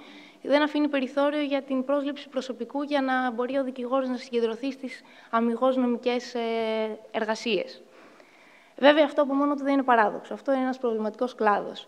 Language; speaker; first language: Greek; native; Greek